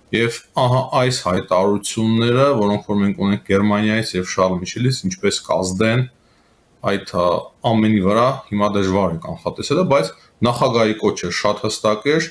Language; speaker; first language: Armenian; native; Armenian